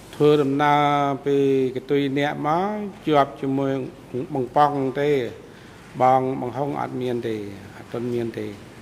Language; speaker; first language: Khmer; non-native, local second language; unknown